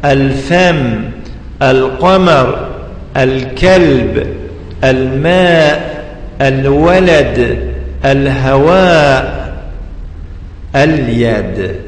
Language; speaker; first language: Arabic; non-native, fluent; Tajik